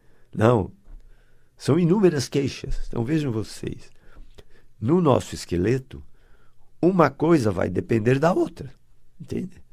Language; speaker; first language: Portuguese; native; Portuguese